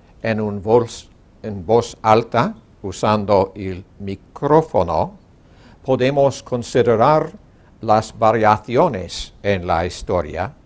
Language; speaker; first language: Spanish; non-native, learner; English